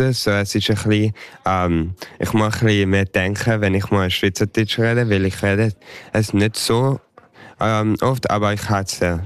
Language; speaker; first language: German; early bilingual, heritage; English